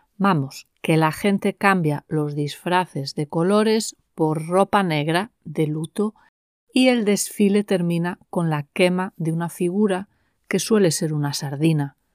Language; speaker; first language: Spanish; native; Spanish